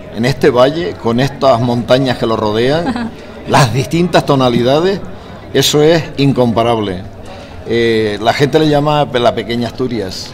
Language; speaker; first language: Spanish; native; Spanish